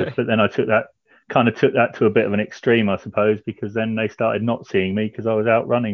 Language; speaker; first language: English; native; English